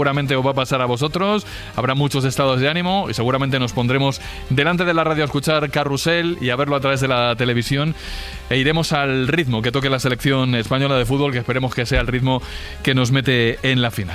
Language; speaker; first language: Spanish; native; Spanish